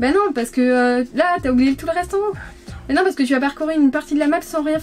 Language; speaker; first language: French; native; French